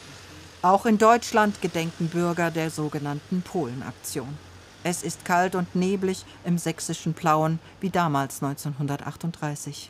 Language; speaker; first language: German; native; German